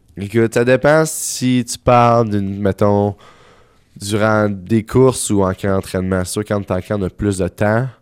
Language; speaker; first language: French; native; French